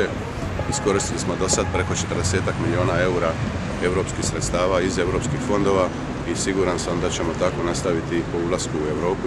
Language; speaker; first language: Croatian; native; Croatian